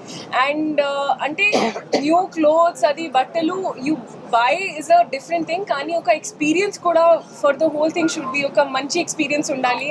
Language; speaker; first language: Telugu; non-native, fluent; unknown